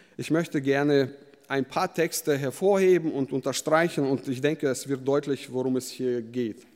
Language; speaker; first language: German; early bilingual, other home language; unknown